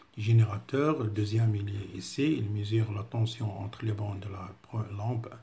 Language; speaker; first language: French; non-native, local second language; Arabic